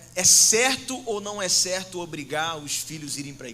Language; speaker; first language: Portuguese; native; Portuguese